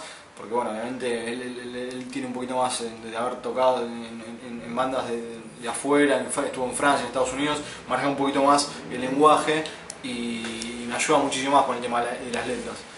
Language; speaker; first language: Spanish; native; Spanish